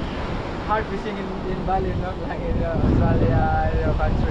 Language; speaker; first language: English; non-native, learner; Indonesian